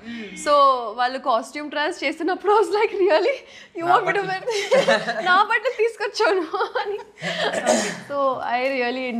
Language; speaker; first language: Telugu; non-native, local second language; Urdu